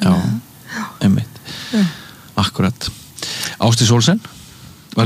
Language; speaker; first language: Icelandic; native; Icelandic